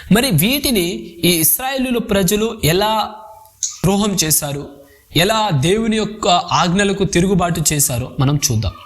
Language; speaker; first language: Telugu; non-native, local second language; Lambadi